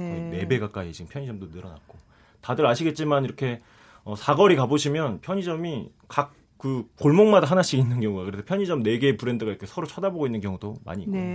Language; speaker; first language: Korean; native; Korean